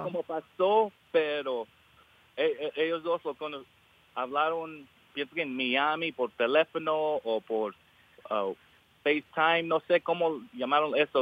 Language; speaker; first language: Spanish; early bilingual, heritage; English